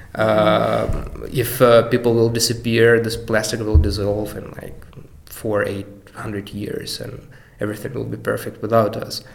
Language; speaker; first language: English; non-native, fluent; Ukrainian